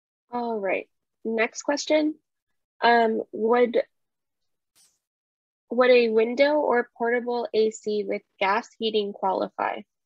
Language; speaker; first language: English; early bilingual, other home language; Spanish